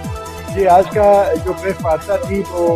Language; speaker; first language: Hindi; native; Hindi